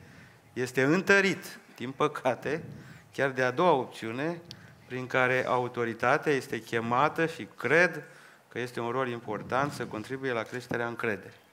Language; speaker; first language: Romanian; native; Romanian